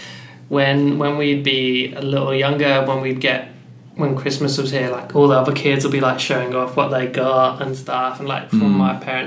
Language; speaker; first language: English; native; English